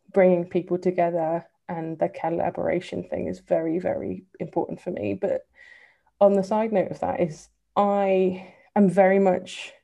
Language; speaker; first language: English; native; English